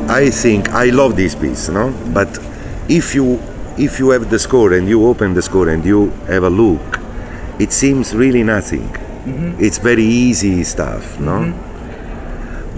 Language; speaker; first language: English; non-native, fluent; Italian